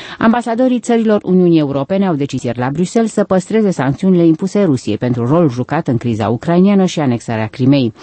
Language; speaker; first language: Romanian; native; Romanian